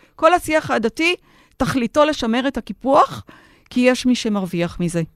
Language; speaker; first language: Hebrew; native; Hebrew